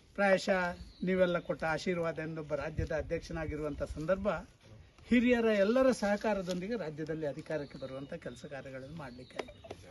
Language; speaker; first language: Kannada; native; Kannada